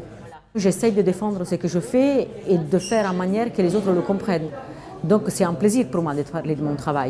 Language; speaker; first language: French; non-native, fluent; Italian